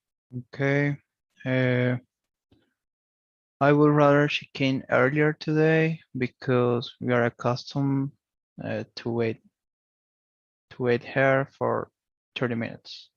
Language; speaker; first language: English; non-native, learner; Spanish